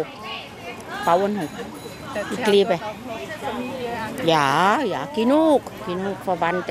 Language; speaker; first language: German; non-native, learner; Thai